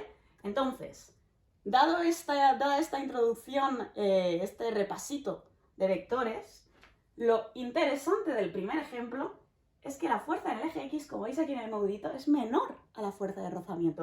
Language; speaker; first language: Spanish; native; Spanish